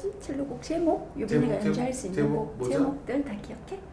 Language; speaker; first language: Korean; native; Korean